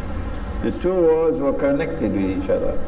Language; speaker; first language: English; native; English